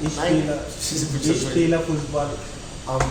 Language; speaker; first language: German; non-native, learner; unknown